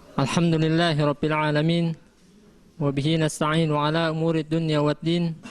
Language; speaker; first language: Indonesian; native; Indonesian